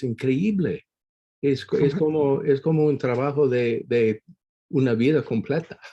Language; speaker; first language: Spanish; non-native, fluent; English